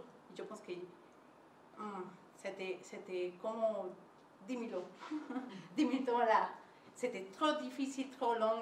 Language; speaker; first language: French; non-native, learner; Spanish